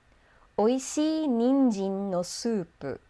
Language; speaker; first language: Japanese; non-native, fluent; English